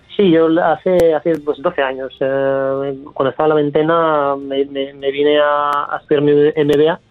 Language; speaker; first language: Spanish; native; Spanish